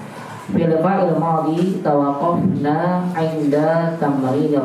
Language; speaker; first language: Arabic; non-native, fluent; Indonesian